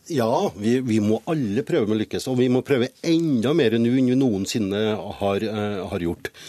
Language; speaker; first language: Norwegian; native; Norwegian